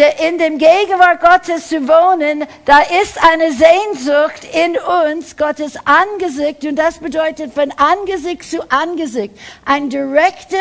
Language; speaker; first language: German; non-native, fluent; English